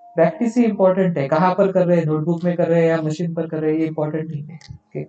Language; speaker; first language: Hindi; non-native, local second language; Marathi